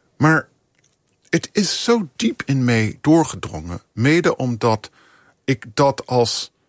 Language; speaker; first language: Dutch; non-native, fluent; English